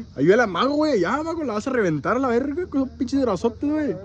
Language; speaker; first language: Spanish; early bilingual, other home language; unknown